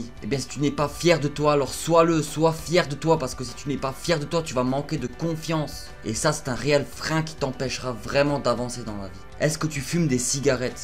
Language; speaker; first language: French; native; French